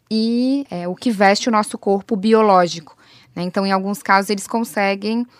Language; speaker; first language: Portuguese; native; Portuguese